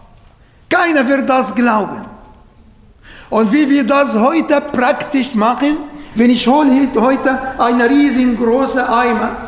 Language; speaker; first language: German; non-native, fluent; Arabic